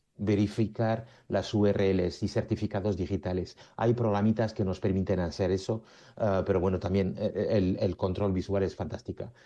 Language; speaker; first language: Spanish; native; Spanish